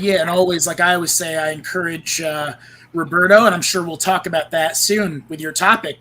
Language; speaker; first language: English; native; English